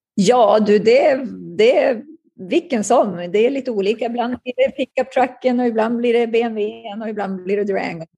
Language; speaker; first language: Swedish; native; Swedish